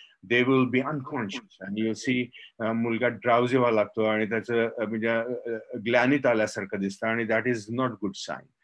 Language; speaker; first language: English; non-native, local second language; Marathi